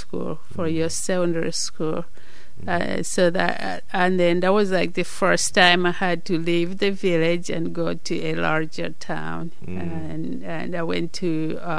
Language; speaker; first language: English; non-native, local second language; Nyanja